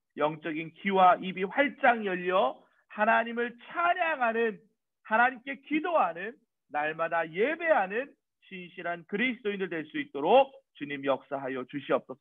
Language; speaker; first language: Korean; native; Korean